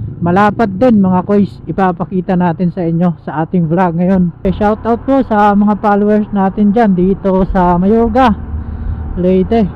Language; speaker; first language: Filipino; non-native, local second language; Waray